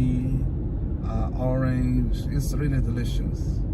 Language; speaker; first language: English; non-native, local second language; Filipino